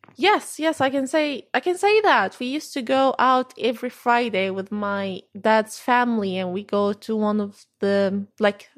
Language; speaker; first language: English; non-native, fluent; Arabic